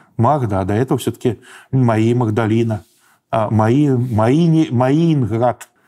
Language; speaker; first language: Russian; native; Russian